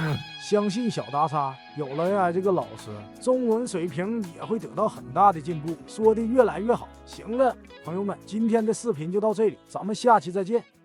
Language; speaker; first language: Chinese; native; Chinese